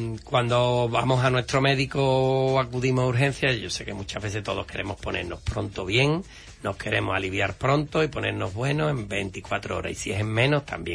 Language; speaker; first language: Spanish; native; Spanish